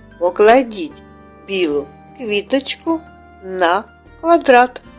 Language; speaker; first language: Ukrainian; native; Ukrainian